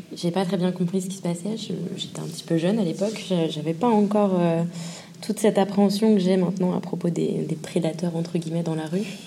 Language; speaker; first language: French; native; French